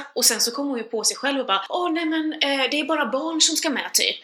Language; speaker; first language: Swedish; native; Swedish